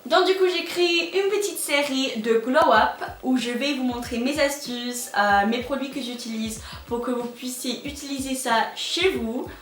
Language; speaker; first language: French; non-native, fluent; English